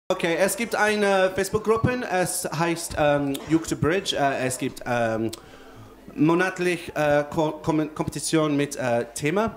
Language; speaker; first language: German; non-native, learner; English